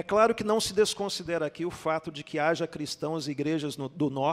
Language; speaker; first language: Portuguese; native; Portuguese